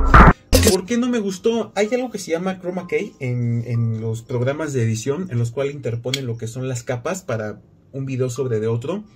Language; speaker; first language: Spanish; native; Spanish